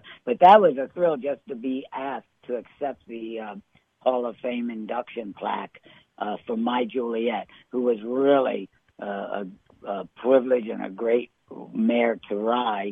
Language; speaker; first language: English; native; English